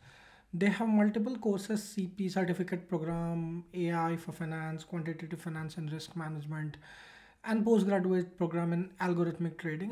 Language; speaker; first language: English; non-native, local second language; Hindi